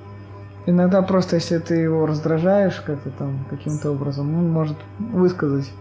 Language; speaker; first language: Russian; native; Russian